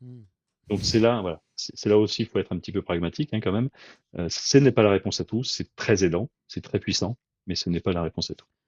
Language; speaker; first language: French; native; French